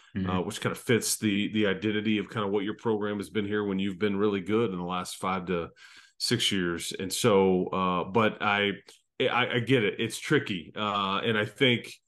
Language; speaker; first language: English; native; English